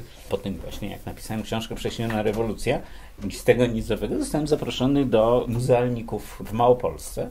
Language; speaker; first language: Polish; native; Polish